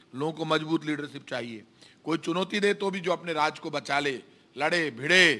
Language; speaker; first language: Hindi; native; Hindi